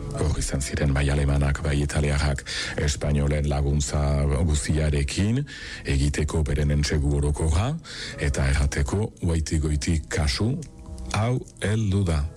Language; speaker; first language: Basque; native; Basque